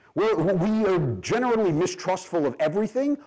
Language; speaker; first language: English; native; English